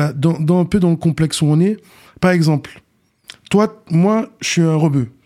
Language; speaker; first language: French; native; French